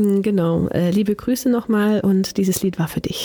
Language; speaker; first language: German; native; German